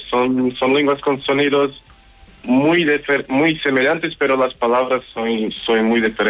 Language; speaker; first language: Spanish; non-native, learner; Portuguese